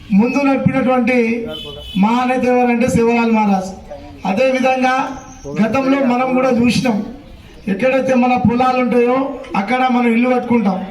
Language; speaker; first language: Telugu; non-native, local second language; Lambadi